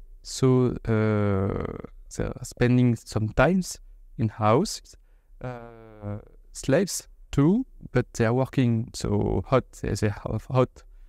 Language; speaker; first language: English; non-native, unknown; French